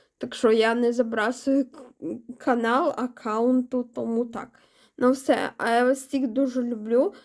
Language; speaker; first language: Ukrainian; non-native, local second language; Russian